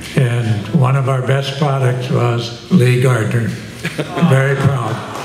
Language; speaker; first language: English; native; English